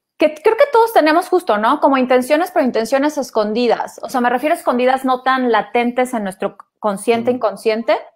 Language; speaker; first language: Spanish; native; Spanish